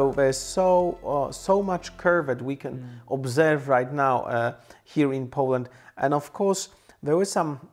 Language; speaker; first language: English; non-native, fluent; Polish